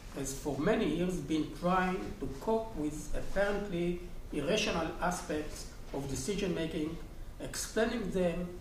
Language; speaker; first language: English; non-native, fluent; Hebrew